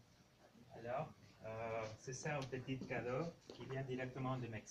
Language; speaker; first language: French; non-native, learner; Spanish